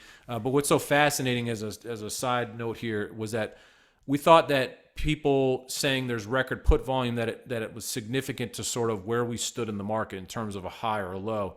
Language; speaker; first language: English; native; English